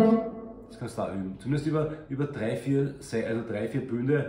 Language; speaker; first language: German; native; German